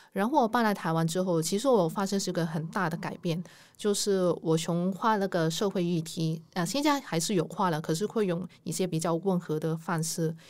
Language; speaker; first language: Chinese; non-native, local second language; Cantonese